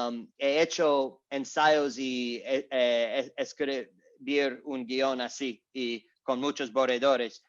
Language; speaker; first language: Spanish; non-native, learner; English